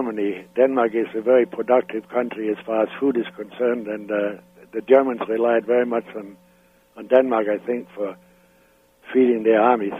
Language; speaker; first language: English; non-native, fluent; Danish